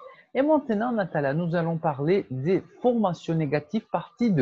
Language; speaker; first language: French; non-native, fluent; Portuguese